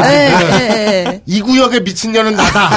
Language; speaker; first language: Korean; native; Korean